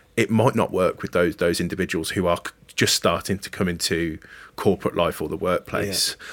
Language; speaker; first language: English; native; English